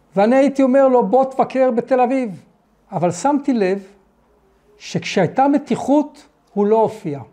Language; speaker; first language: Hebrew; early bilingual, other home language; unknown